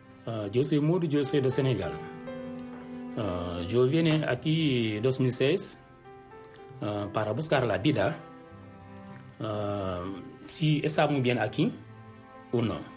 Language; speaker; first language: Spanish; non-native, learner; Wolof